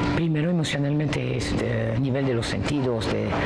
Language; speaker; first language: Spanish; non-native, fluent; French